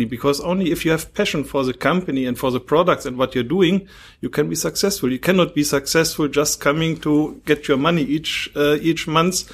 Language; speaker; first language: English; non-native, fluent; German